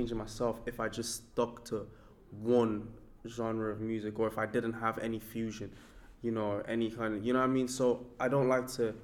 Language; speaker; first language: English; non-native, local second language; Yoruba